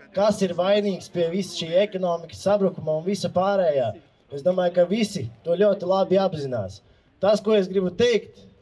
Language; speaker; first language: Latvian; native; Latvian